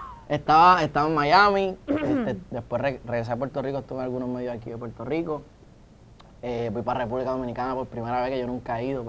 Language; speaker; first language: Spanish; native; Spanish